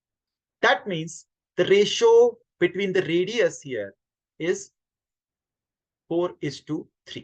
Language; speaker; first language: English; non-native, local second language; Hindi